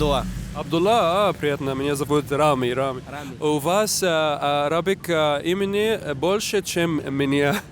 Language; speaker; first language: Russian; non-native, learner; Arabic